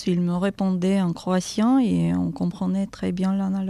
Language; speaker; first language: French; non-native, fluent; Russian